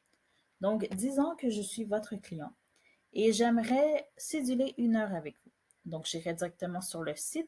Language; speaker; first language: French; native; French